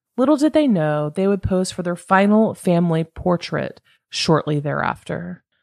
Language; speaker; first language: English; native; English